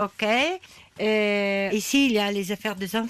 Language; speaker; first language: French; non-native, fluent; Italian